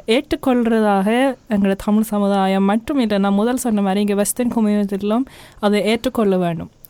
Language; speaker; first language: Tamil; early bilingual, heritage; Tamil